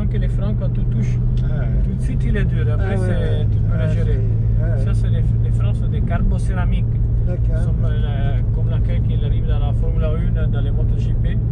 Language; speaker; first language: French; non-native, fluent; Italian